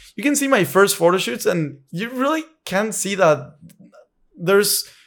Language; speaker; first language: English; non-native, fluent; Spanish